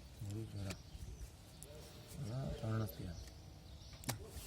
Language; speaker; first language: Basque; native; Basque